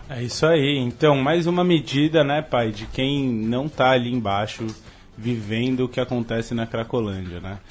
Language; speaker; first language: Portuguese; native; Portuguese